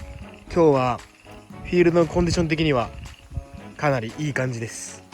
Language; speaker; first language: Japanese; native; Japanese